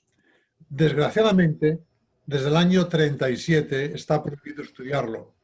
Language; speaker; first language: Spanish; native; Spanish